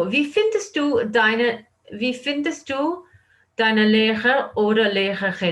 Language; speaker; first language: German; non-native, fluent; English